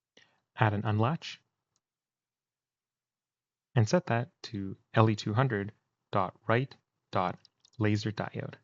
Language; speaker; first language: English; native; English